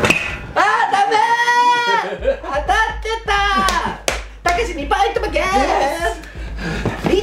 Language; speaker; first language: Japanese; native; Japanese